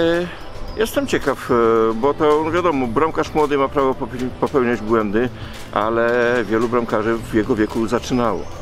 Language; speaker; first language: Polish; native; Polish